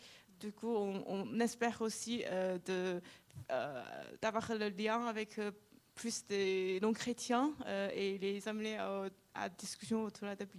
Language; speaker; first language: French; non-native, fluent; Chinese